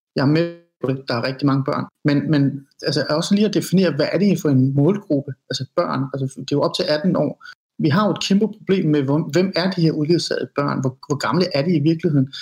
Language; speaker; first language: Danish; early bilingual, other home language; Persian